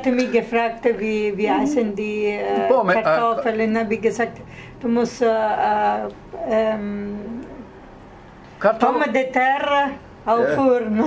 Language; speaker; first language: German; non-native, learner; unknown